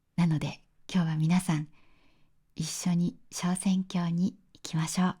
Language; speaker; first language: Japanese; native; Japanese